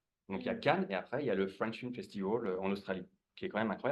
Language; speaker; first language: French; native; French